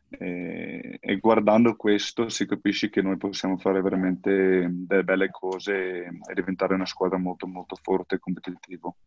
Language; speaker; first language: Italian; non-native, fluent; Afrikaans